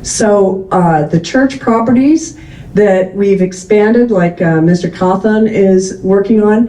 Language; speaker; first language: English; native; English